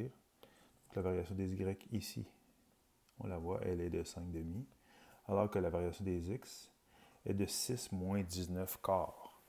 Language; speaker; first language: French; native; French